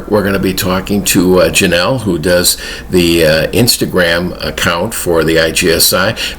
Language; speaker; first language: English; native; English